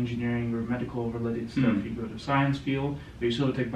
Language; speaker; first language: English; non-native, local second language; Gujarati